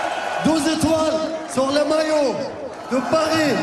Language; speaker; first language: French; non-native, learner; Arabic